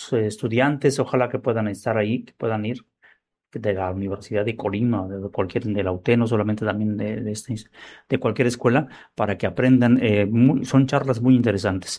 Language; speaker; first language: Spanish; native; Spanish